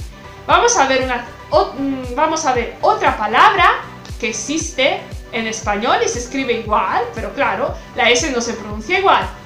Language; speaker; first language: Spanish; non-native, fluent; Italian